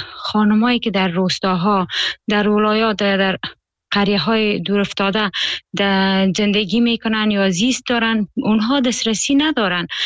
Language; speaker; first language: Persian; native; Persian